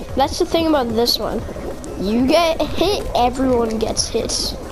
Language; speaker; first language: English; native; English